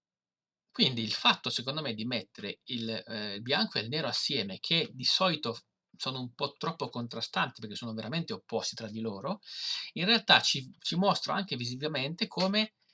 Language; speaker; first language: Italian; native; Italian